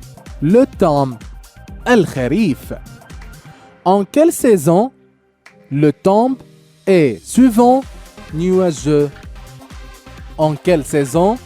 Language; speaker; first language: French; non-native, fluent; Arabic